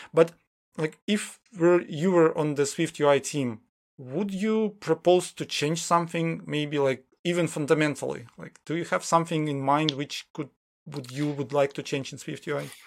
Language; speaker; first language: English; non-native, fluent; Russian